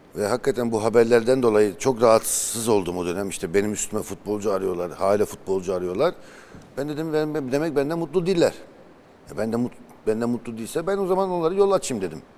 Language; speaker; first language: Turkish; early bilingual, heritage; Turkish